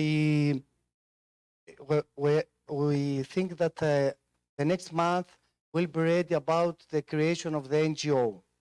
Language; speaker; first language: English; non-native, fluent; Greek